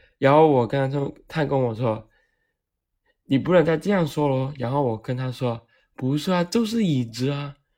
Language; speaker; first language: Chinese; non-native, local second language; Cantonese